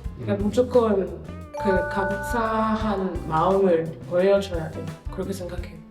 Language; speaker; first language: Korean; non-native, fluent; French